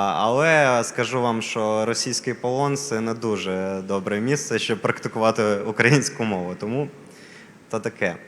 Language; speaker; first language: Ukrainian; non-native, local second language; Russian